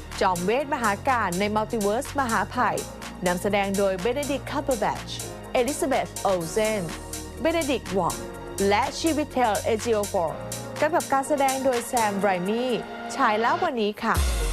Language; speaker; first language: Thai; native; Thai